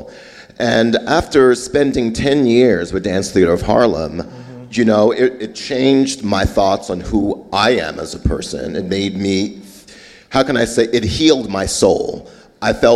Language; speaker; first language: English; native; English